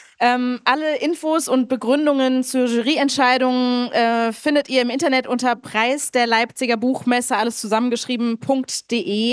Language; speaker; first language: German; native; German